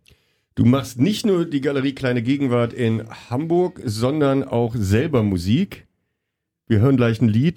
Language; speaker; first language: German; native; German